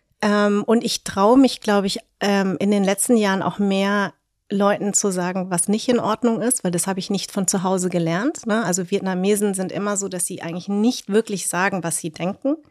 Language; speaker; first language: German; early bilingual, other home language; Vietnamese